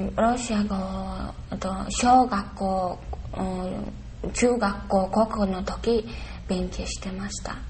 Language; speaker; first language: Japanese; non-native, learner; Mongolian